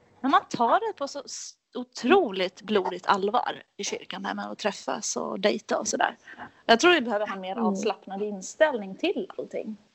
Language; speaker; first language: Swedish; native; Swedish